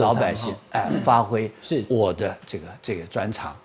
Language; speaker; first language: Chinese; native; Chinese